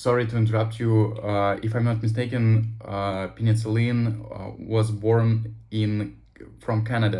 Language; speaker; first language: English; non-native, learner; Russian